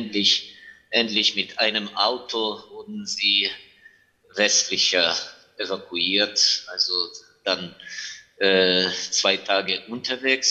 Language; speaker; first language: German; non-native, fluent; Ukrainian